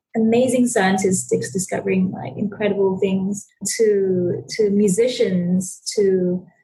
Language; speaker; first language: English; non-native, local second language; Chinese